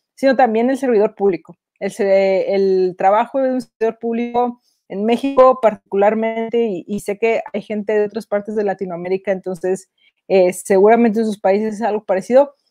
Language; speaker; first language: Spanish; native; Spanish